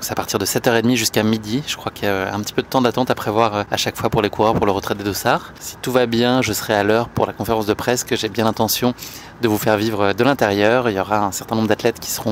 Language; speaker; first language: French; native; French